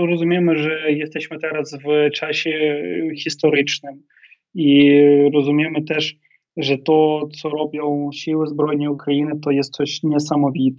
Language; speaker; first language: Polish; non-native, fluent; Ukrainian